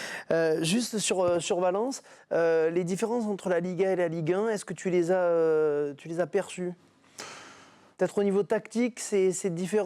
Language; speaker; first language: French; native; French